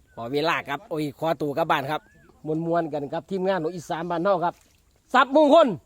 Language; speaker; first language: Thai; native; Thai